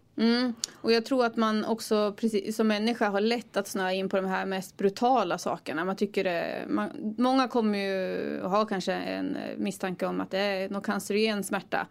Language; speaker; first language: Swedish; native; Swedish